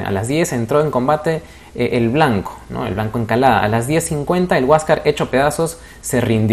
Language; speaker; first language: Spanish; native; Spanish